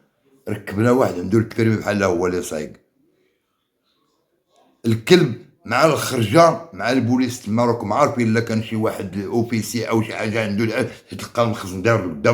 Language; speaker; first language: Arabic; native; Arabic